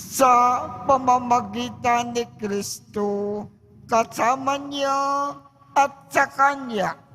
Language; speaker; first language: Filipino; native; Filipino